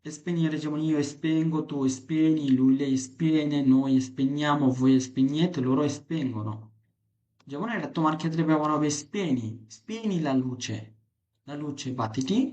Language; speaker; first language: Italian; non-native, fluent; Bangla